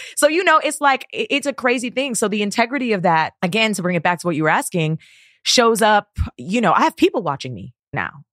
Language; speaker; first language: English; native; English